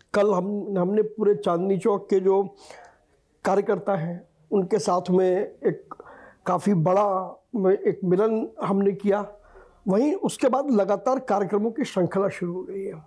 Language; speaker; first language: Hindi; native; Hindi